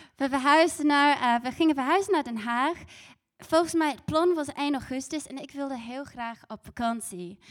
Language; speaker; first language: Dutch; non-native, fluent; English